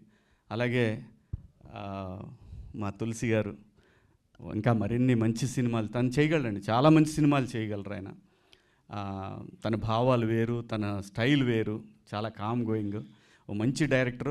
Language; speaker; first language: Telugu; native; Telugu